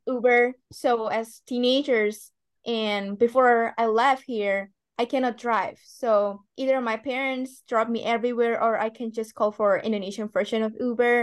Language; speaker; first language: English; non-native, fluent; Indonesian